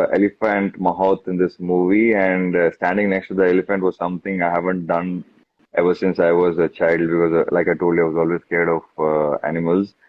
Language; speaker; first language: English; non-native, local second language; Tamil